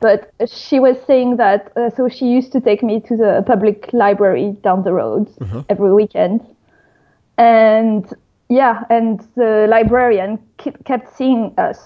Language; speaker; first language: English; non-native, fluent; French